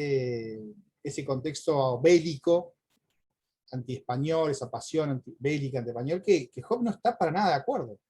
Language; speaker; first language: Spanish; native; Spanish